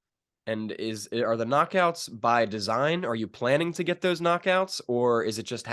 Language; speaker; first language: English; native; English